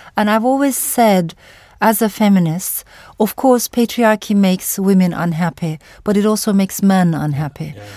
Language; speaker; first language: English; non-native, fluent; Turkish